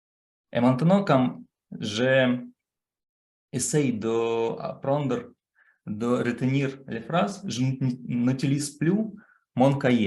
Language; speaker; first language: French; non-native, fluent; Russian